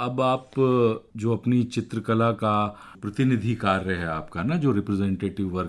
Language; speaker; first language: Hindi; native; Hindi